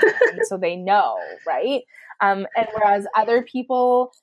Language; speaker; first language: English; native; English